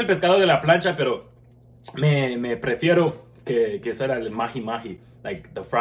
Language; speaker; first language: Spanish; early bilingual, heritage; Spanish